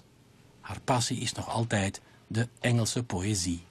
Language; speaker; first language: Dutch; native; Dutch